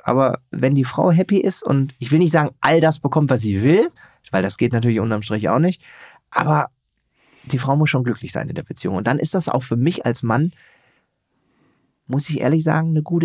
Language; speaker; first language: German; native; German